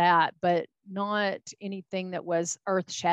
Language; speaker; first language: English; native; English